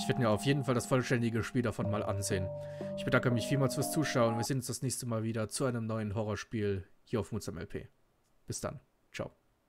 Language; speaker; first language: German; native; German